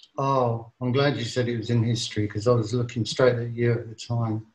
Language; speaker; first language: English; early bilingual, other home language; Hindi